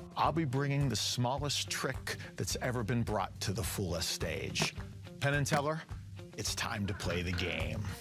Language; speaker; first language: English; native; English